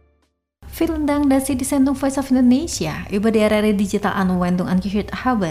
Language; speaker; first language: German; non-native, learner; Indonesian